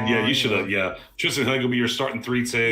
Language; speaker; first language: English; native; English